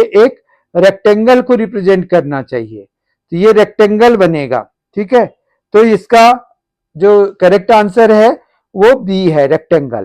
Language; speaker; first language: Hindi; native; Hindi